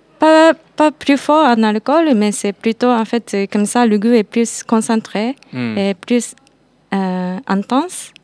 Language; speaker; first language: French; non-native, fluent; Japanese